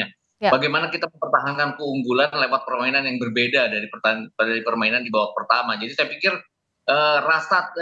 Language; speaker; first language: Indonesian; native; Indonesian